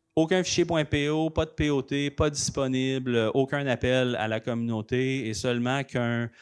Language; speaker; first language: French; native; French